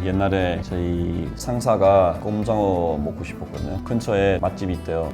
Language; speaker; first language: Korean; non-native, fluent; English